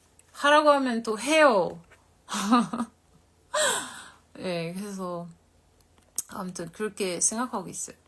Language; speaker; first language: Korean; non-native, fluent; French